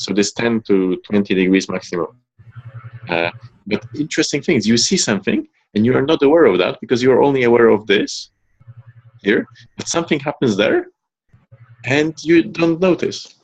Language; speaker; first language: English; non-native, fluent; Polish